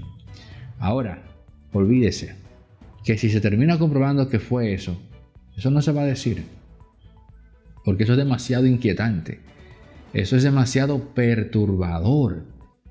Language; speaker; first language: Spanish; native; Spanish